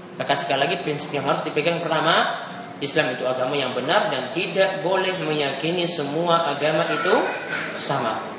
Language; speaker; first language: Indonesian; native; Indonesian